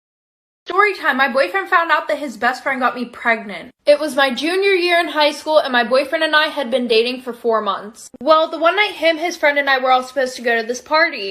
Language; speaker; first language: English; native; English